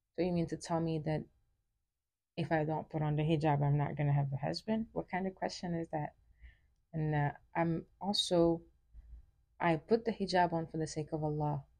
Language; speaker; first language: English; early bilingual, other home language; Wolof